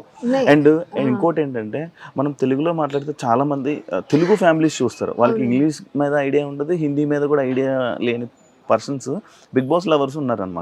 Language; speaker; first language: Telugu; native; Telugu